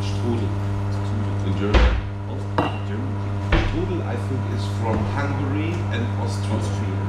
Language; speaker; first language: English; non-native, fluent; German